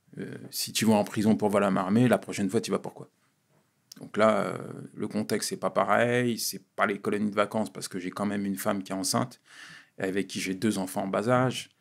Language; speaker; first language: French; native; French